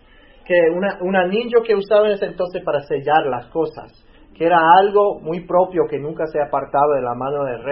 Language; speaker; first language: Spanish; native; Spanish